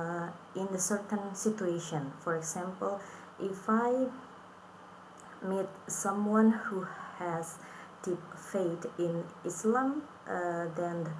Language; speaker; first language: English; non-native, fluent; Indonesian